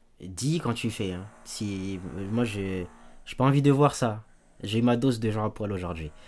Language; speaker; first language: French; native; French